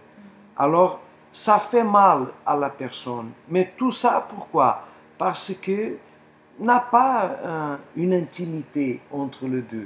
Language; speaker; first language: French; non-native, fluent; Portuguese